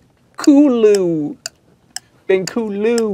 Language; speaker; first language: Indonesian; non-native, fluent; English